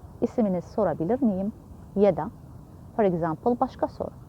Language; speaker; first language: Turkish; non-native, fluent; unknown